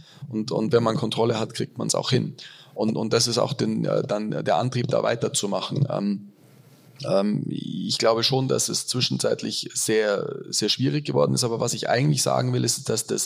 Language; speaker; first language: German; native; German